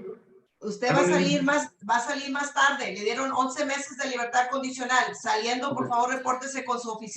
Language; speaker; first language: Spanish; native; Spanish